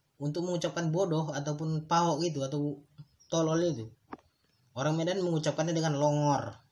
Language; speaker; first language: Indonesian; native; Indonesian